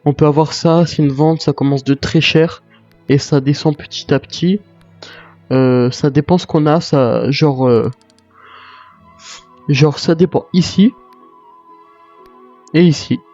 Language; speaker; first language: French; native; French